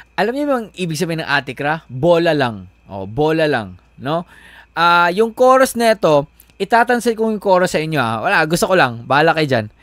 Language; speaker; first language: Filipino; non-native, local second language; Cebuano